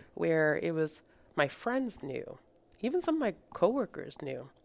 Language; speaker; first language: English; early bilingual, other home language; Spanish